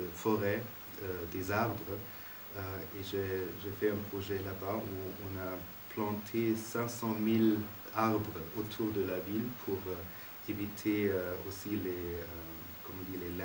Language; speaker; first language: French; non-native, fluent; German